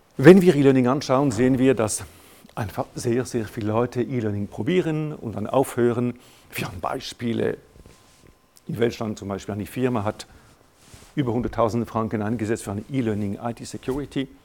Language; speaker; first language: German; non-native, local second language; French